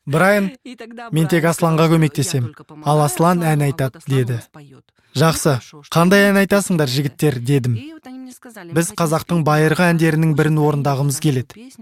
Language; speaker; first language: Kazakh; non-native, local second language; Russian